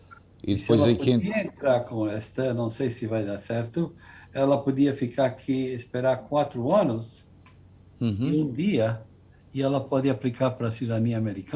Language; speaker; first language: Portuguese; non-native, fluent; English